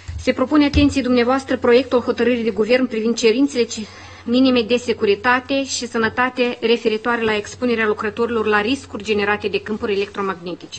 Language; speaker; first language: Romanian; native; Romanian